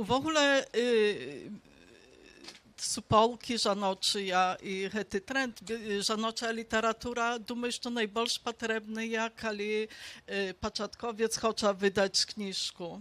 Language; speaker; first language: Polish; non-native, local second language; Belarusian